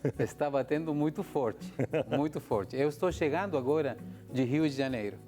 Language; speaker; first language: Portuguese; non-native, fluent; Spanish